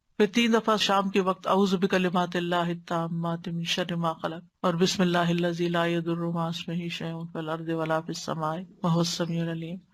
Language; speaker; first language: Urdu; native; Urdu